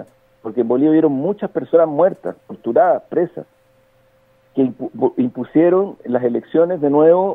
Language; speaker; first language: Spanish; native; Spanish